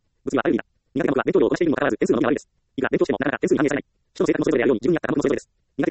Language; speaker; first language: Japanese; native; Japanese